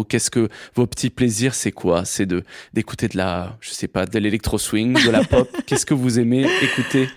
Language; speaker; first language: French; native; French